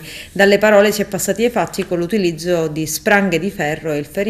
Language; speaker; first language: Italian; native; Italian